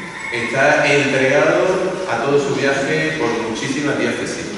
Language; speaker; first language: Spanish; native; Spanish